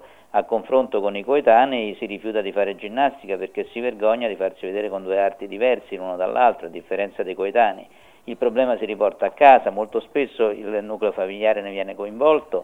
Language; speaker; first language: Italian; native; Italian